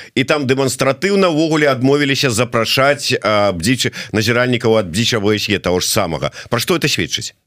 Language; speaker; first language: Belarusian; non-native, local second language; Russian